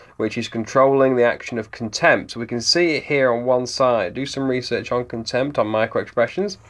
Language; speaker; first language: English; native; English